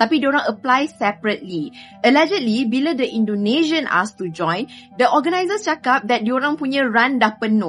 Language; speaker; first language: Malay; native; Malay